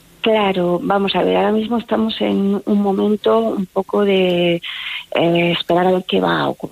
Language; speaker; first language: Spanish; native; Spanish